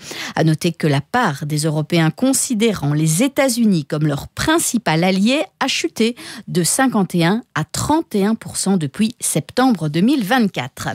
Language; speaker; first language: French; native; French